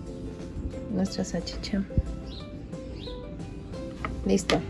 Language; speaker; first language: Spanish; native; Spanish